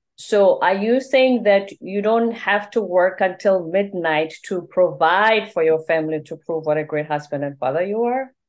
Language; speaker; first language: English; non-native, local second language; Zulu